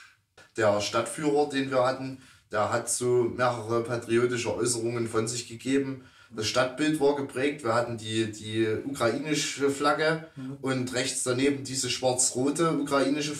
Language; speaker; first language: German; native; German